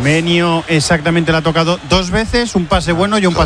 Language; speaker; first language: Spanish; native; Spanish